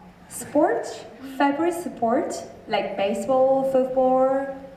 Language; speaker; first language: English; non-native, learner; Korean